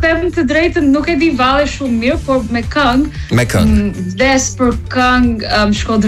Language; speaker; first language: Albanian; non-native, learner; English